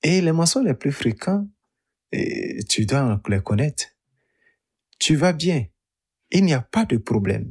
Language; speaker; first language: French; native; French